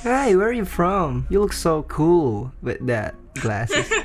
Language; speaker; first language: English; non-native, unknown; Indonesian